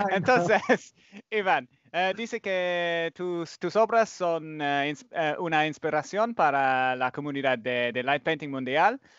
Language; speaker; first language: Spanish; non-native, fluent; English